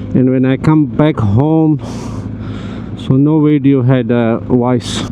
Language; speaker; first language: English; non-native, learner; Persian